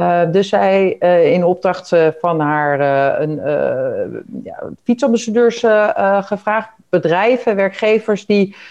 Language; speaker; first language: Dutch; native; Dutch